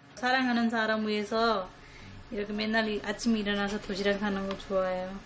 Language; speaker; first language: Korean; non-native, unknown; Nepali